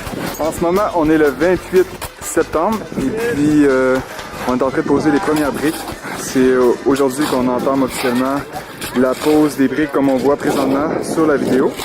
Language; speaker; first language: French; native; French